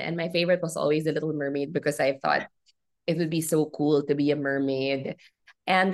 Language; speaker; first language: English; non-native, local second language; Filipino